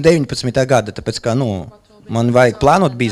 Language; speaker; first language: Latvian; non-native, local second language; Russian